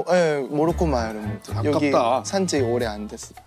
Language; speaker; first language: Korean; non-native, fluent; Thai